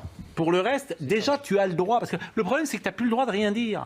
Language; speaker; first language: French; native; French